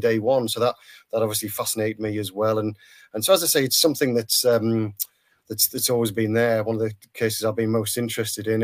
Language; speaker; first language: English; native; English